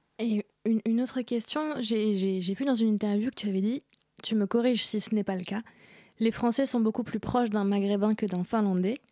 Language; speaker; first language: French; native; French